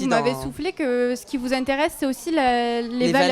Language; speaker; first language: French; native; French